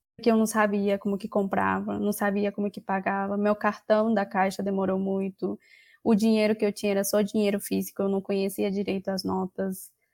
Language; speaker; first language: Portuguese; non-native, fluent; Spanish